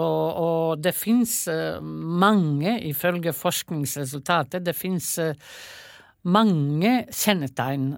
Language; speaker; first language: Norwegian; non-native, fluent; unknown